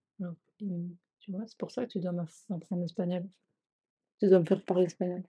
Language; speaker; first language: French; non-native, fluent; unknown